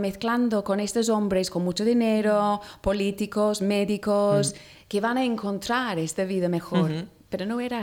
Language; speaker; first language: Spanish; non-native, learner; English